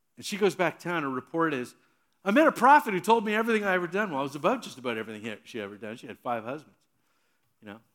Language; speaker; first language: English; native; English